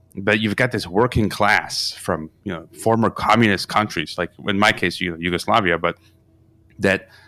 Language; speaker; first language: English; native; English